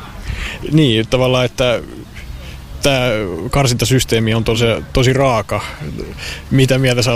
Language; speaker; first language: Finnish; native; Finnish